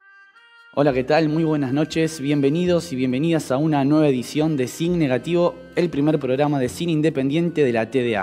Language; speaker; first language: Spanish; native; Spanish